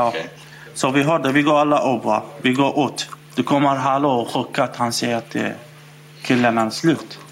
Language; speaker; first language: Swedish; non-native, fluent; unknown